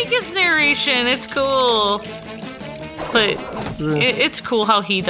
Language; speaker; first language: English; native; English